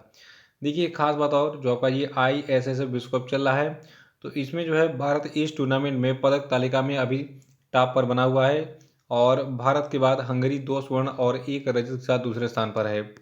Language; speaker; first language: Hindi; native; Hindi